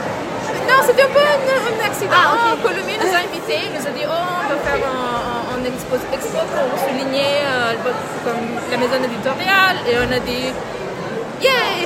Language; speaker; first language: French; non-native, local second language; English